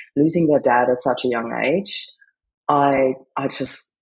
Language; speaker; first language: English; non-native, fluent; German